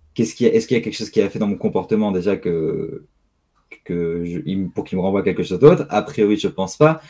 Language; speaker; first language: French; native; French